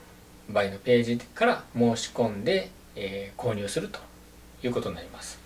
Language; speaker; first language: Japanese; native; Japanese